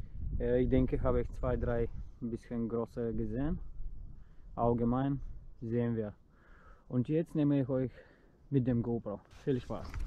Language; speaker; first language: German; non-native, learner; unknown